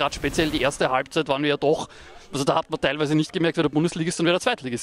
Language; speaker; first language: German; native; German